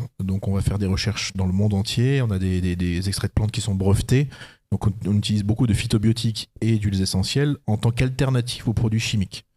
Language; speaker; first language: French; native; French